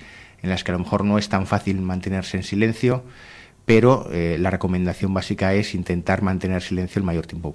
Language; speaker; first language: Spanish; native; Spanish